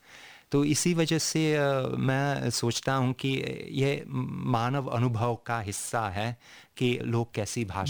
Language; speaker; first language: Hindi; non-native, fluent; Hungarian